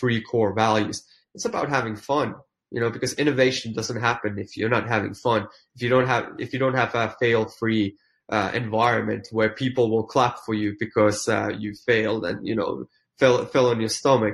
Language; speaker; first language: English; non-native, fluent; Finnish